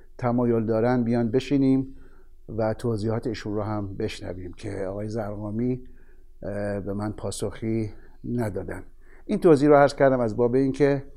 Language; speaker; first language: Persian; native; Persian